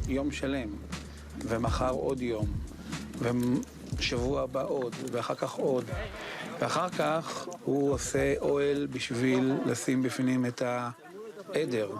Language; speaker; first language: Hebrew; non-native, fluent; Arabic